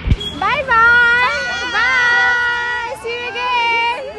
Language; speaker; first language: English; non-native, learner; Nepali